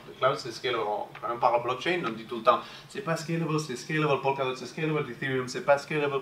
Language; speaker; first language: French; non-native, fluent; Spanish